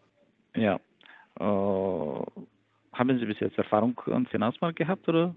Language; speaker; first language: German; non-native, fluent; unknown